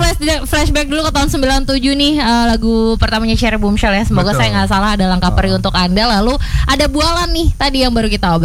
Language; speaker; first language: Indonesian; native; Indonesian